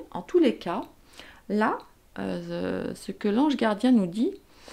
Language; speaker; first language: French; native; French